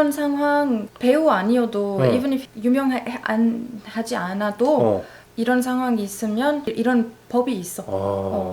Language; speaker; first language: Korean; non-native, learner; Arabic